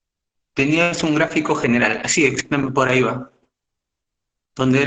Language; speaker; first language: Spanish; native; Spanish